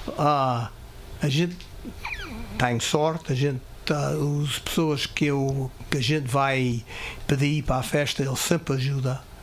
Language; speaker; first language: Portuguese; early bilingual, heritage; Portuguese